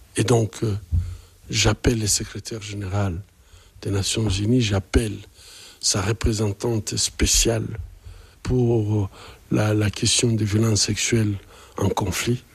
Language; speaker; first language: French; non-native, local second language; Swahili